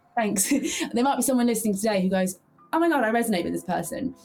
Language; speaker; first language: English; early bilingual, heritage; English